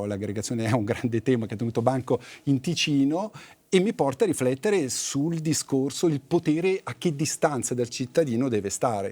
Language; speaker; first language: Italian; native; Italian